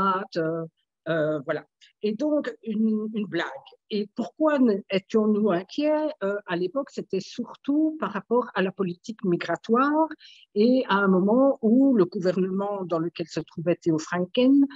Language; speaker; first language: French; native; French